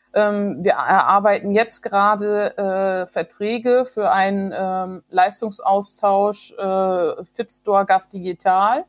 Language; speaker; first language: German; native; German